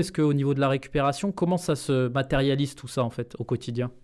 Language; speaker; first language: French; native; French